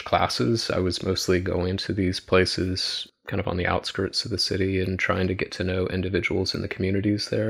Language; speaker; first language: English; native; English